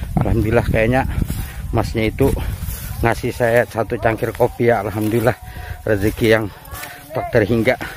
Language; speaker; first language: Indonesian; non-native, local second language; Banjar